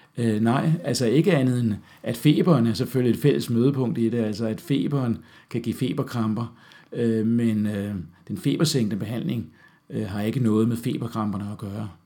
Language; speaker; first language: Danish; native; Danish